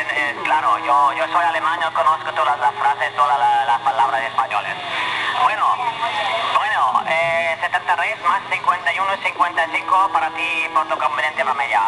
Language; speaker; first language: Spanish; non-native, learner; German